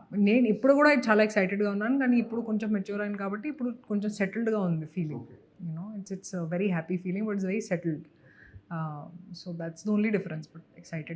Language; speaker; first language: Telugu; non-native, local second language; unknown